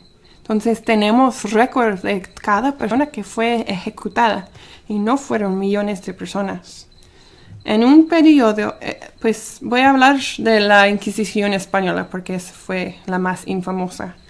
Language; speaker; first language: Spanish; early bilingual, heritage; Spanish